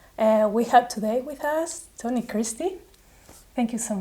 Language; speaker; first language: English; non-native, fluent; Spanish